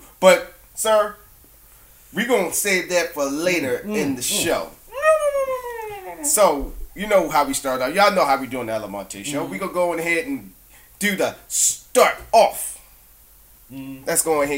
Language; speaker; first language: English; native; English